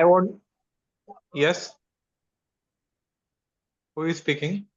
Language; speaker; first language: English; non-native, learner; Hindi